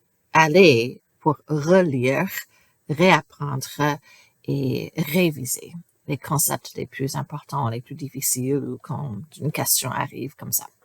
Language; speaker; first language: French; non-native, fluent; English